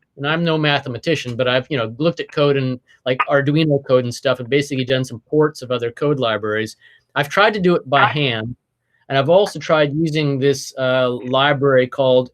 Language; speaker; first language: English; native; English